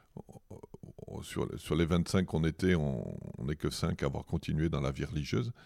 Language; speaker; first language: French; native; French